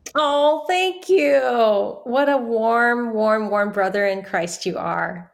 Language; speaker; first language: English; early bilingual, other home language; Chinese